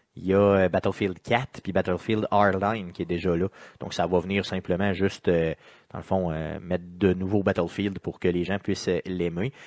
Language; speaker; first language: French; native; French